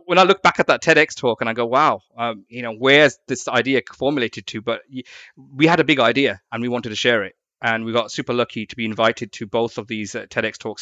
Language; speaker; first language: English; native; English